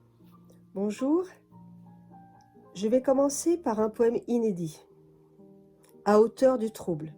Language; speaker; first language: French; native; French